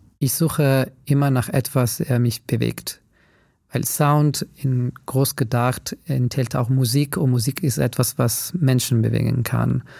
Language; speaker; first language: German; non-native, fluent; Italian